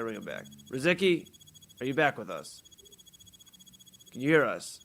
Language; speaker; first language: English; native; English